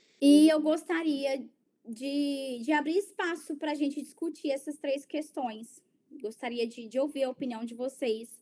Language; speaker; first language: Portuguese; native; Portuguese